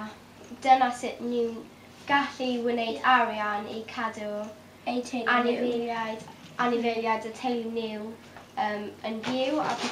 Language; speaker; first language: Welsh; non-native, local second language; English